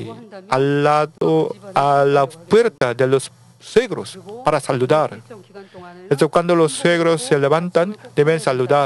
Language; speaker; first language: Spanish; non-native, learner; Korean